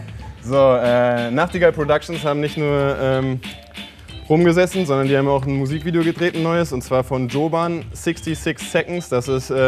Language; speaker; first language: German; native; German